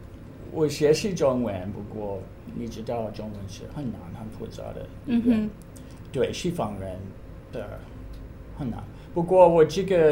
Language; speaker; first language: Chinese; non-native, learner; English